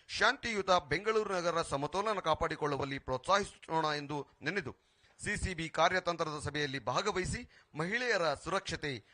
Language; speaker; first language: Kannada; native; Kannada